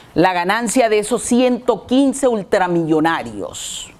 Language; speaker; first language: Spanish; native; Spanish